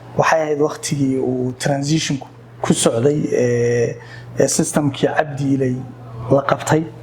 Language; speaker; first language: Somali; native; Somali